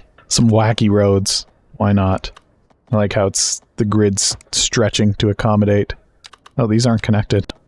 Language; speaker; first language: English; native; English